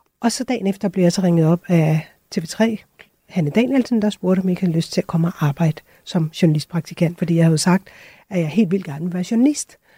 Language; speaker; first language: Danish; early bilingual, other home language; Urdu